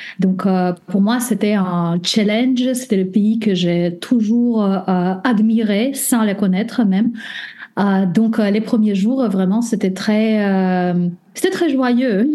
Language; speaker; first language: French; non-native, fluent; Russian